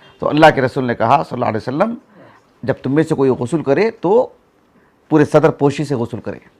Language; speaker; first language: Urdu; native; Urdu